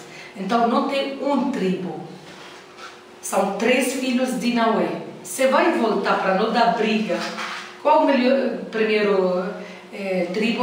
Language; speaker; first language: Portuguese; non-native, learner; Arabic